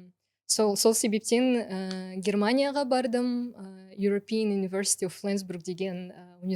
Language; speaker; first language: Kazakh; non-native, local second language; Russian